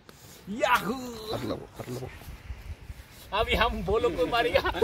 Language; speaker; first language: Hindi; non-native, local second language; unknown